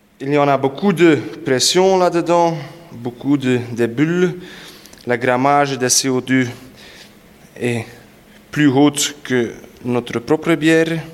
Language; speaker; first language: French; non-native, local second language; Dutch